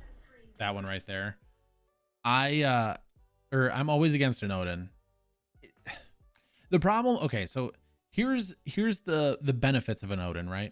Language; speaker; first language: English; native; English